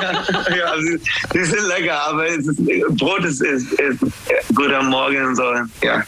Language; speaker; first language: German; non-native, learner; English